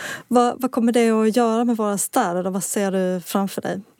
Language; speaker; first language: Swedish; native; Swedish